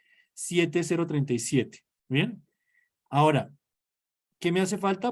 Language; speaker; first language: Spanish; native; Spanish